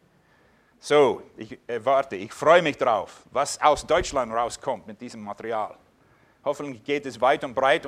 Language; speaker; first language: German; non-native, fluent; English